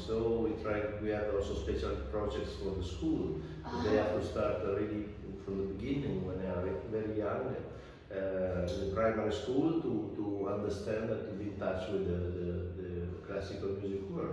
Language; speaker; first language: English; non-native, fluent; Italian